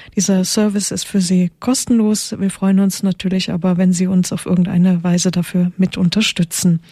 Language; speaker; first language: German; native; German